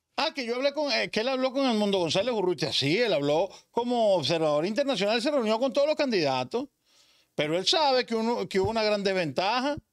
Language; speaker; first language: Spanish; native; Spanish